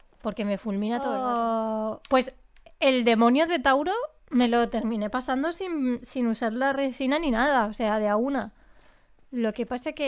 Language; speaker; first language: Spanish; native; Spanish